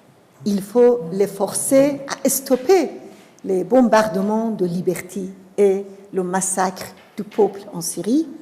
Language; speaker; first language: French; non-native, fluent; Persian